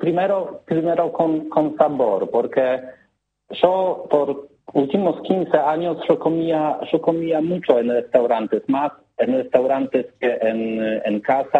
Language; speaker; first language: Spanish; non-native, learner; Polish